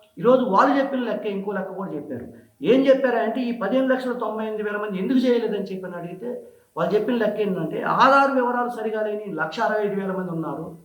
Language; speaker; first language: Telugu; native; Telugu